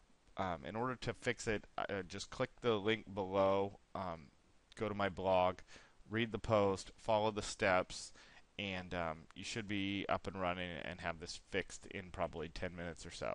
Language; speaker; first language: English; native; English